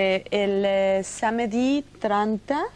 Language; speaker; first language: Italian; non-native, learner; Spanish